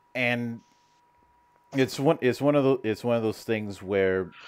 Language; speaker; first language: English; native; English